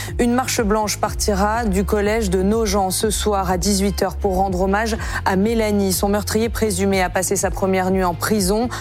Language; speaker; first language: French; native; French